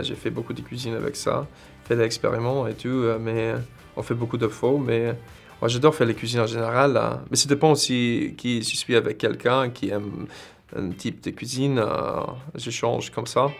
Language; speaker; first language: French; non-native, fluent; English